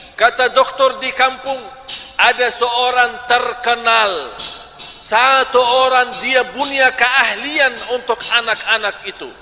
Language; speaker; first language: Malay; non-native, fluent; Arabic